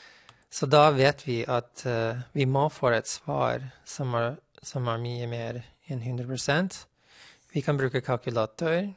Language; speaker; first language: Norwegian; non-native, fluent; English